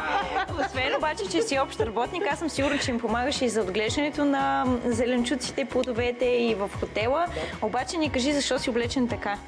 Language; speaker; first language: Bulgarian; native; Bulgarian